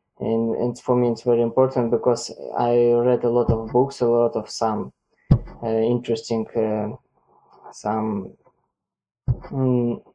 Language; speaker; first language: English; non-native, learner; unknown